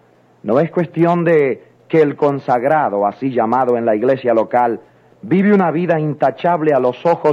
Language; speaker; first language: Spanish; native; Spanish